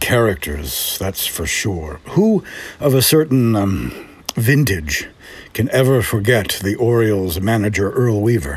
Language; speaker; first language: English; native; English